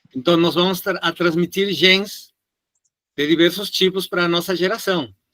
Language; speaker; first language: Portuguese; non-native, fluent; Spanish